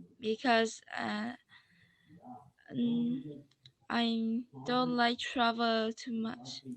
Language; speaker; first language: English; non-native, learner; Vietnamese